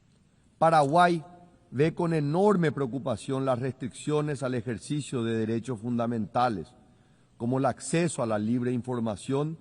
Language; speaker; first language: Spanish; native; Spanish